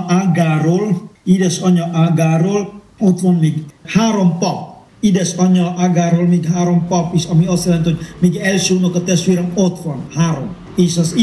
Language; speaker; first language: Hungarian; non-native, fluent; Indonesian